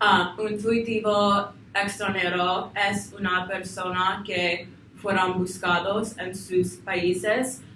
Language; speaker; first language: Spanish; non-native, learner; English